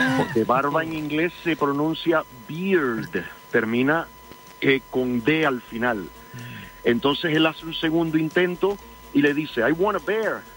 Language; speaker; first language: Spanish; early bilingual, heritage; Spanish